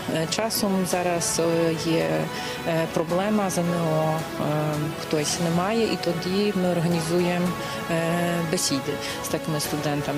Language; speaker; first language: Ukrainian; non-native, fluent; Polish